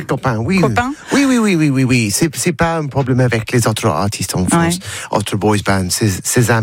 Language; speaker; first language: French; non-native, learner; English